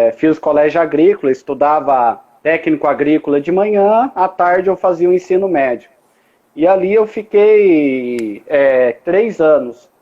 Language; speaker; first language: Portuguese; native; Portuguese